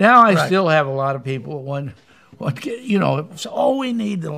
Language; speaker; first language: English; native; English